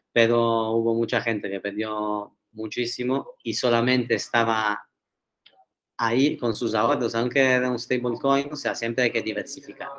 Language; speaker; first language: Spanish; non-native, fluent; Italian